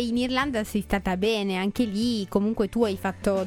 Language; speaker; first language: Italian; native; Italian